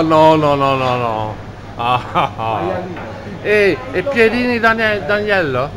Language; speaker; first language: Italian; non-native, learner; Dutch